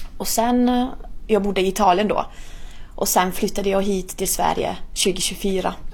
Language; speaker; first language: Swedish; non-native, fluent; Italian